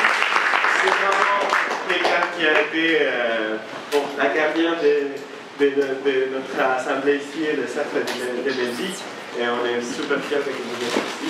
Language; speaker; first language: French; non-native, fluent; Spanish